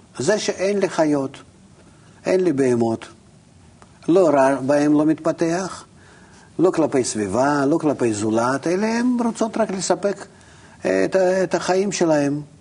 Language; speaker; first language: Hebrew; non-native, fluent; Russian